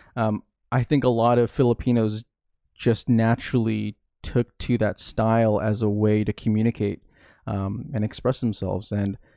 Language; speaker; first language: English; early bilingual, other home language; Filipino